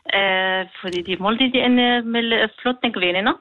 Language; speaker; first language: Norwegian; non-native, learner; Kurdish